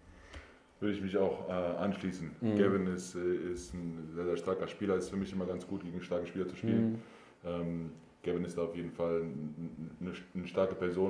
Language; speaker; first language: German; native; German